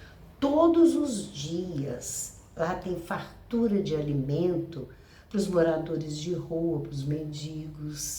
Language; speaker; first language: Portuguese; native; Portuguese